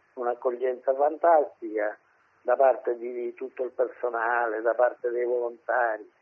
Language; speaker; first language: Italian; native; Italian